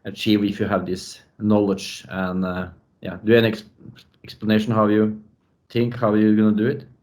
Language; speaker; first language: English; non-native, fluent; Norwegian